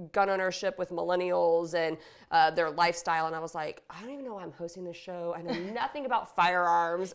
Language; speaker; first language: English; native; English